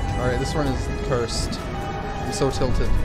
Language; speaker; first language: English; native; English